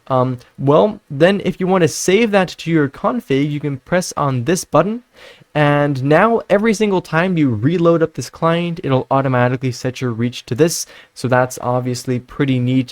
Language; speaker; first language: English; non-native, fluent; Dutch